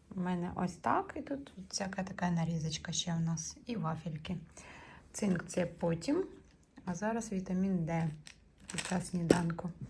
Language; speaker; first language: Ukrainian; native; Ukrainian